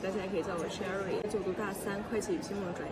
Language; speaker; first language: Chinese; native; Chinese